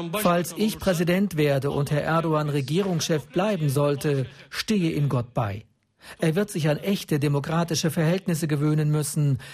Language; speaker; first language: German; native; German